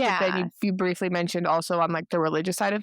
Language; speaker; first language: English; native; English